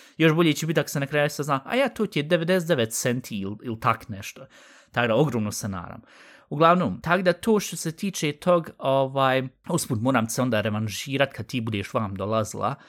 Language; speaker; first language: Bosnian; early bilingual, heritage; Bosnian